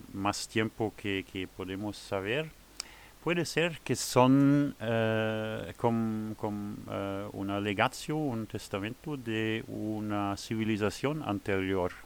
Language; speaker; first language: Spanish; non-native, fluent; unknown